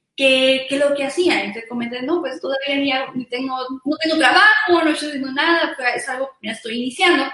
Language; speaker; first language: Spanish; early bilingual, heritage; Spanish